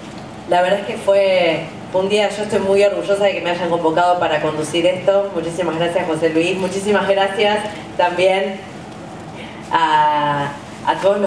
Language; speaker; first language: Spanish; native; Spanish